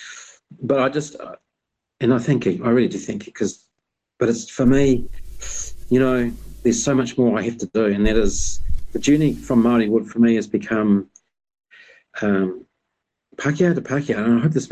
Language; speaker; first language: English; native; English